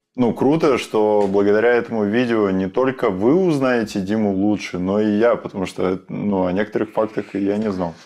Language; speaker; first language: Russian; native; Russian